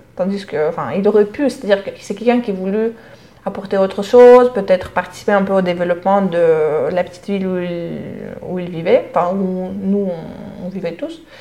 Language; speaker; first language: French; non-native, fluent; Russian